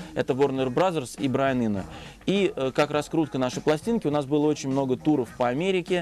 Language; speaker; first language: Russian; native; Russian